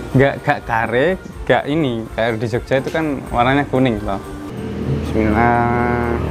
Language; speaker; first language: Indonesian; non-native, local second language; Javanese